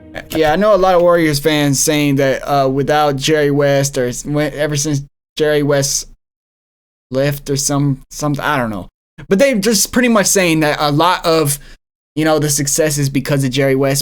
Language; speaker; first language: English; native; English